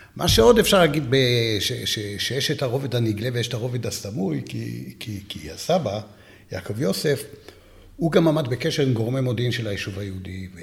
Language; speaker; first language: Hebrew; native; Hebrew